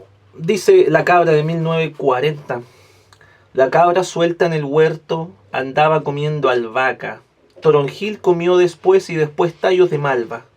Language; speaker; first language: Spanish; native; Spanish